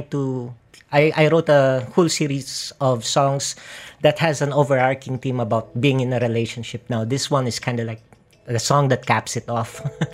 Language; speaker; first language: English; non-native, local second language; Filipino